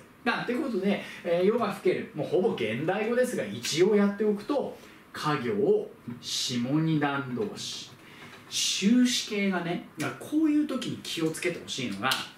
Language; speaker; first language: Japanese; native; Japanese